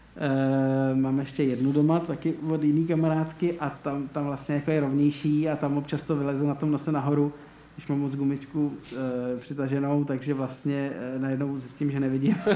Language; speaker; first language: Czech; native; Czech